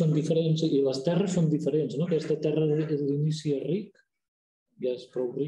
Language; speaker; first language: Catalan; native; Catalan